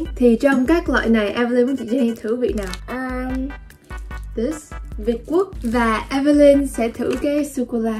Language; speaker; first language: Vietnamese; early bilingual, heritage; Vietnamese